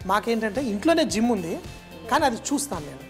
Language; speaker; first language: Telugu; native; Telugu